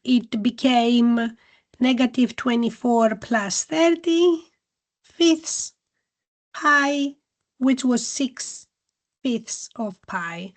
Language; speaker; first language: English; non-native, fluent; Greek